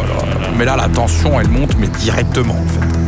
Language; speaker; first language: French; native; French